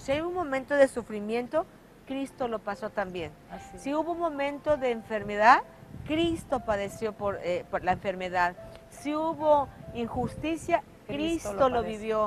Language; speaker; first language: Spanish; native; Spanish